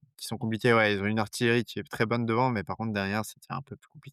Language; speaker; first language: French; native; French